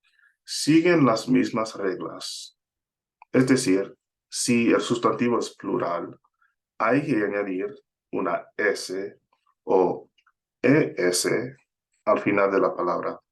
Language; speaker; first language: Spanish; non-native, fluent; English